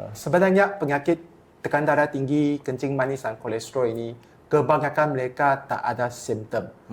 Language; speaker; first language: Malay; non-native, local second language; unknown